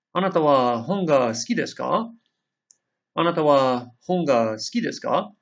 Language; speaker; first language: Japanese; non-native, fluent; English